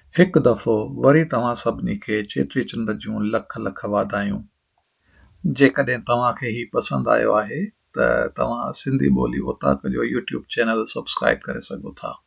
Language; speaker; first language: Sindhi; early bilingual, heritage; Sindhi